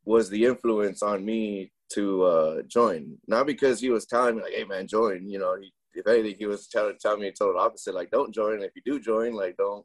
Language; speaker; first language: English; early bilingual, other home language; Spanish